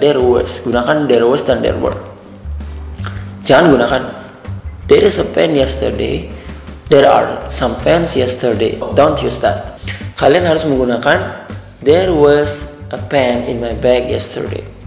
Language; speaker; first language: English; non-native, fluent; Indonesian